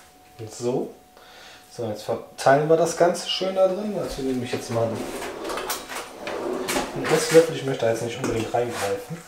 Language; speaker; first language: German; native; German